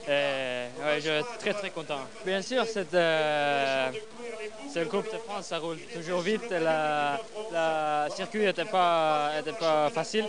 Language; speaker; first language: French; non-native, fluent; Norwegian